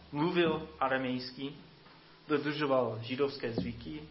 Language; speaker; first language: Czech; non-native, fluent; English